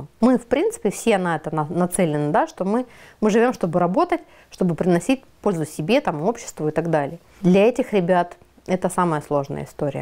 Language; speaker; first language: Russian; native; Russian